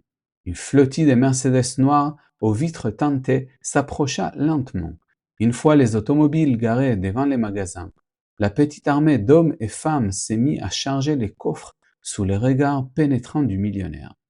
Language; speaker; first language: French; non-native, fluent; Spanish